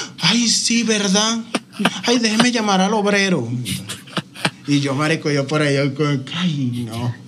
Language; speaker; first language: Spanish; native; Spanish